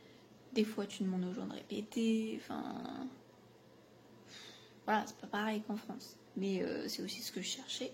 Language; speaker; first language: French; native; French